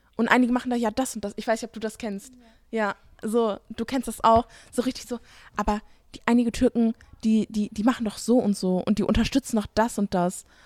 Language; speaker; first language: German; early bilingual, other home language; Turkish